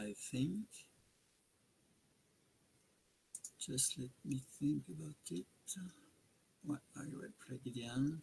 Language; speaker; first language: English; non-native, fluent; French